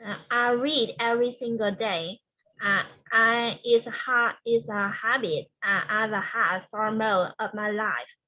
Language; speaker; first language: English; non-native, learner; Vietnamese